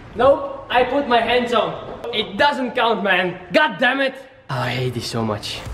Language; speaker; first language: English; non-native, fluent; Bulgarian